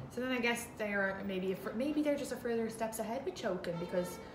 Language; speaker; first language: English; native; English